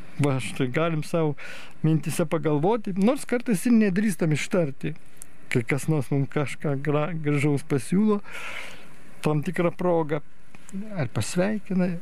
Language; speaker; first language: Lithuanian; native; Lithuanian